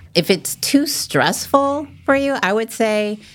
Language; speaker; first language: English; native; English